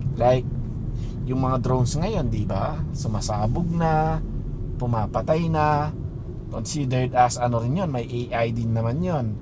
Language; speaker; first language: Filipino; non-native, local second language; Pampanga